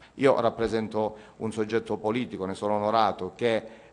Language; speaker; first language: Italian; native; Italian